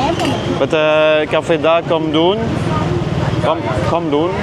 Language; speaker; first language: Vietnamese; non-native, learner; French